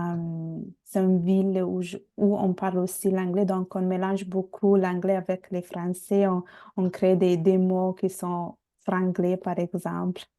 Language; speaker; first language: French; non-native, fluent; Bangla